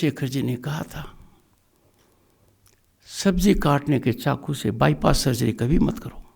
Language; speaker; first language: Hindi; native; Hindi